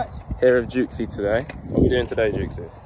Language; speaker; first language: English; native; English